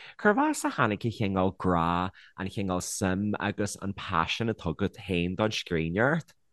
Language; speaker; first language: Irish; native; Irish